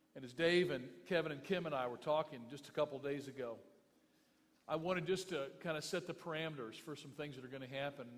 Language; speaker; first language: English; native; English